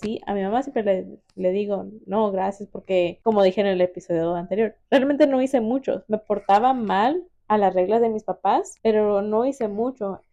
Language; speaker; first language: Spanish; early bilingual, heritage; Spanish